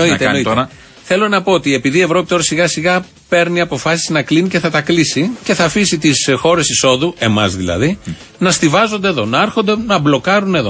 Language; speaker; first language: Greek; native; Greek